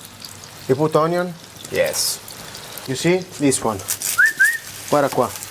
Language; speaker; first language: English; non-native, fluent; Italian